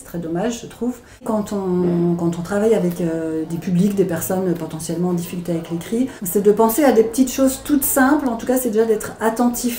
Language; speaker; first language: French; native; French